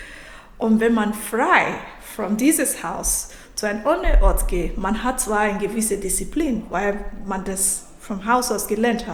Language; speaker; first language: German; non-native, fluent; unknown